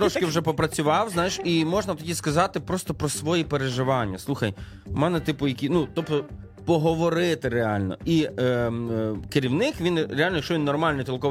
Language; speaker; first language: Ukrainian; native; Ukrainian